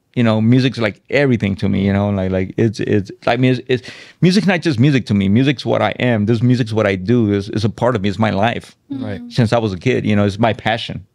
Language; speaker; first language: English; native; English